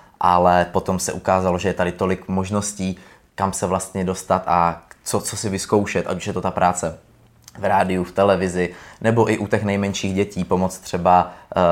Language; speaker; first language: Czech; native; Czech